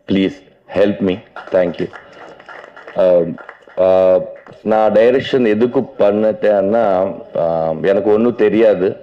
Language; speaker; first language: Tamil; non-native, learner; Telugu